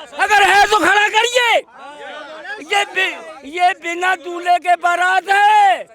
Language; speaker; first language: Hindi; native; Hindi